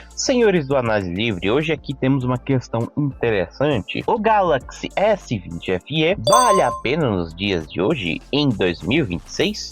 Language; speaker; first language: Portuguese; native; Portuguese